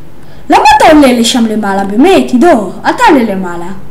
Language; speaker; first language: Hebrew; native; Hebrew